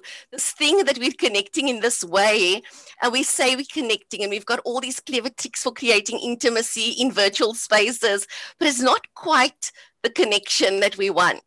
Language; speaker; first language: English; native; English